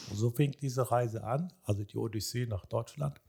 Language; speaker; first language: German; early bilingual, other home language; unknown